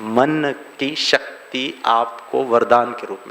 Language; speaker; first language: Hindi; non-native, local second language; Malayalam